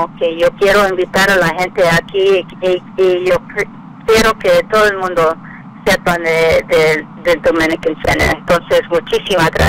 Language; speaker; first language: Spanish; non-native, fluent; English